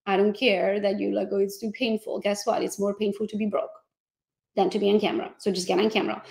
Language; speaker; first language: English; non-native, fluent; Hungarian